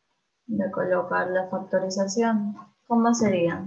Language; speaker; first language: Spanish; native; Spanish